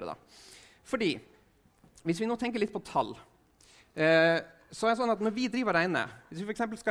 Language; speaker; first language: Norwegian; native; Norwegian